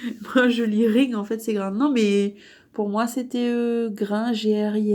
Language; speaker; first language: French; native; French